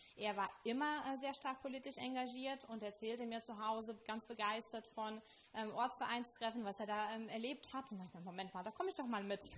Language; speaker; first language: German; non-native, fluent; Lithuanian